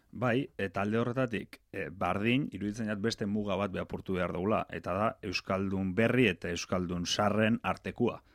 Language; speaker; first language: Basque; native; Basque